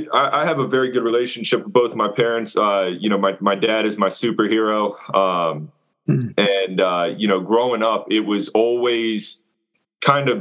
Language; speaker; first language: English; native; English